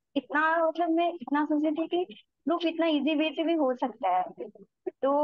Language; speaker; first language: Hindi; native; Hindi